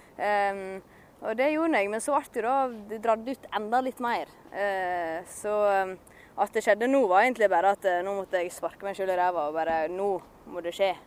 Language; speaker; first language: Norwegian; native; Norwegian